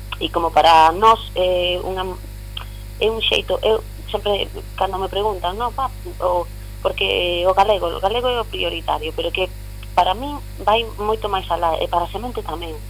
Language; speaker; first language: Galician; non-native, local second language; Spanish